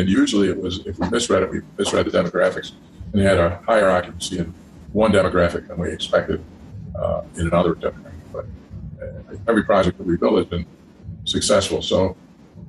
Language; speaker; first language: English; native; English